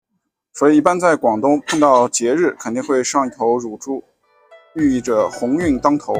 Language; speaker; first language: Chinese; native; Chinese